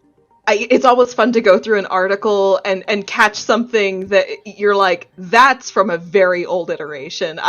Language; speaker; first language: English; native; English